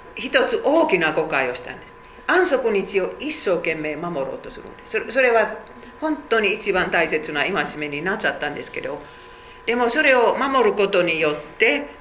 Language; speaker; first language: Japanese; non-native, fluent; Finnish